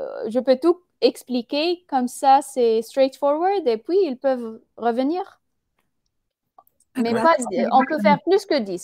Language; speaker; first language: French; non-native, fluent; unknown